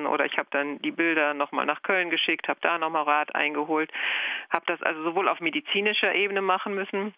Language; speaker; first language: German; native; German